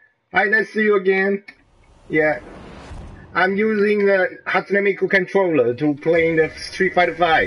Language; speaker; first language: English; non-native, learner; Chinese